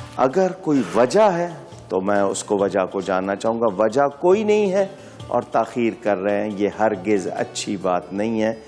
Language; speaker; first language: Urdu; native; Urdu